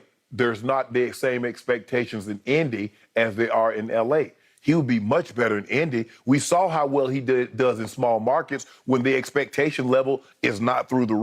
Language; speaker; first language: English; native; English